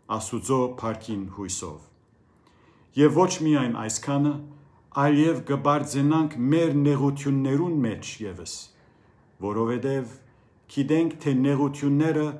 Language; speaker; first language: Armenian; early bilingual, heritage; Armenian